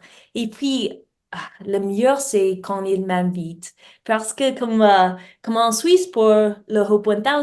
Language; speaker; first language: French; non-native, learner; English